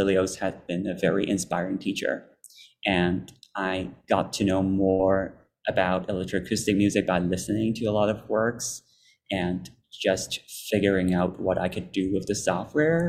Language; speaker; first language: English; non-native, local second language; Cantonese